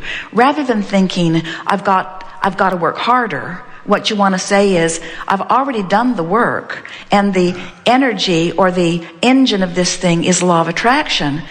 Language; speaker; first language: English; native; English